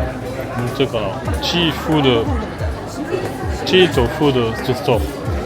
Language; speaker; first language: Japanese; non-native, fluent; French